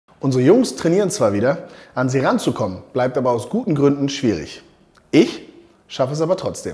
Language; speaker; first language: German; native; German